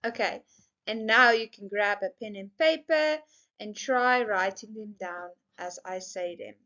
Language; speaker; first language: English; non-native, local second language; Afrikaans